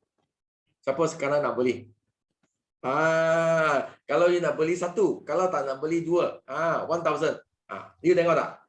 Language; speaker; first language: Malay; non-native, local second language; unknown